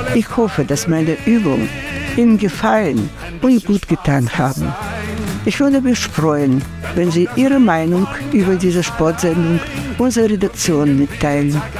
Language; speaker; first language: German; non-native, fluent; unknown